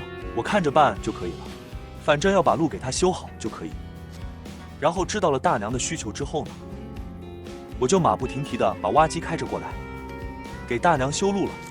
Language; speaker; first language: Chinese; native; Chinese